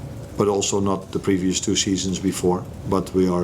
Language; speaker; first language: English; non-native, fluent; Dutch